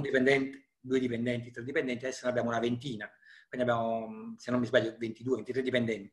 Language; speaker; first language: Italian; native; Italian